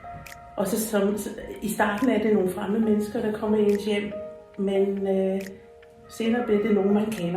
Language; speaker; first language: Danish; non-native, fluent; English